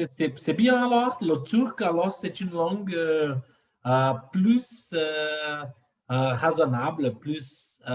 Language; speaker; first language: French; non-native, fluent; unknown